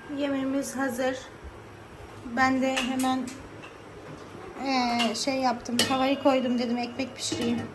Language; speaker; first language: Turkish; native; Turkish